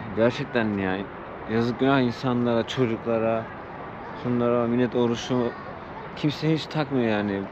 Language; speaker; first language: Turkish; native; Turkish